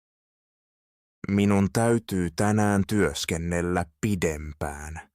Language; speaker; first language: Finnish; non-native, fluent; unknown